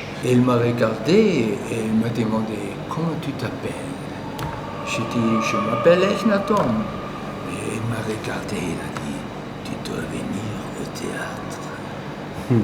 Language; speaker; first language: French; non-native, learner; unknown